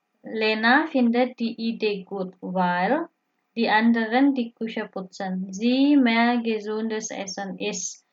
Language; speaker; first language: German; non-native, fluent; Indonesian